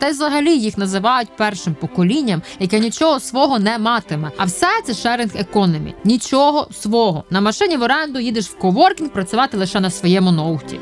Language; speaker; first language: Ukrainian; native; Ukrainian